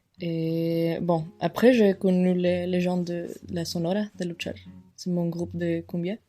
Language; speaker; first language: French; non-native, fluent; Spanish